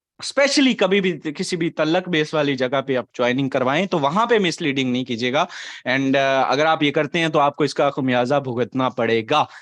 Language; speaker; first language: Urdu; non-native, local second language; Punjabi